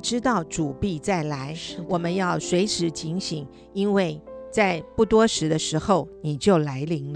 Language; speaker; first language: Chinese; native; Chinese